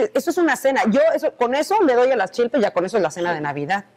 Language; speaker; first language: Spanish; native; Spanish